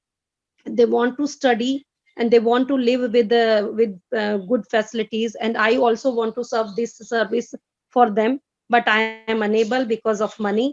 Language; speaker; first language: English; non-native, fluent; Hindi